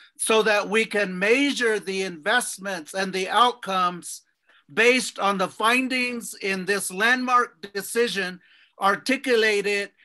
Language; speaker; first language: English; native; English